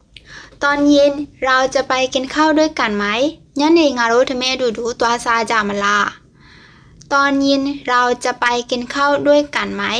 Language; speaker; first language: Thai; non-native, fluent; Burmese